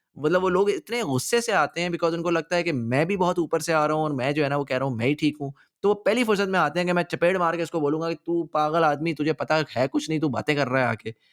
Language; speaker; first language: Urdu; native; Urdu